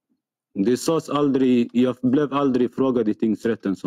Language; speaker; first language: Swedish; non-native, fluent; Arabic